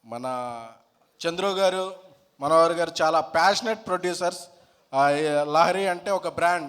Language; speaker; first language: Telugu; native; Telugu